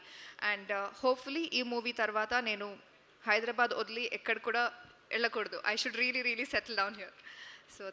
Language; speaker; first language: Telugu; non-native, local second language; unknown